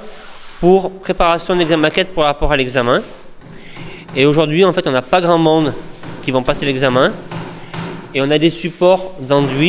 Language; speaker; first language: French; native; French